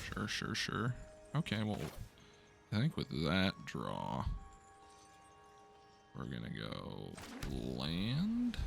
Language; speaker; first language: English; native; English